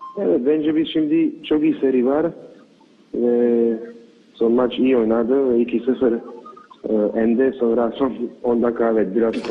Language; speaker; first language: Turkish; non-native, learner; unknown